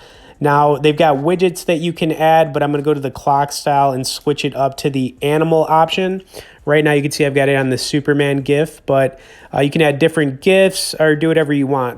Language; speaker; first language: English; native; English